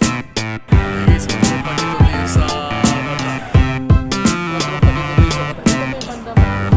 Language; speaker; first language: Filipino; non-native, local second language; Cebuano